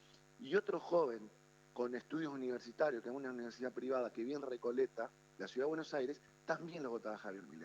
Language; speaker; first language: Spanish; native; Spanish